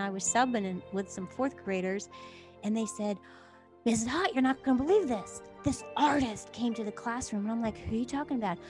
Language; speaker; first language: English; native; English